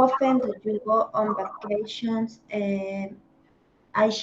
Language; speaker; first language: English; non-native, learner; Spanish